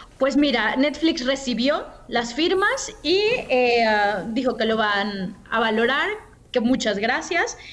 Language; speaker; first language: Spanish; native; Spanish